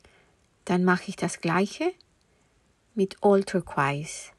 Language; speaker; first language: German; non-native, fluent; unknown